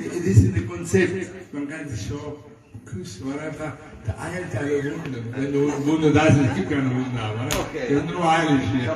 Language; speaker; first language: German; non-native, fluent; Italian